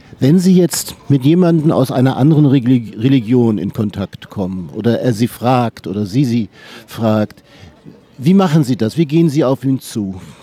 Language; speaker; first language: German; native; German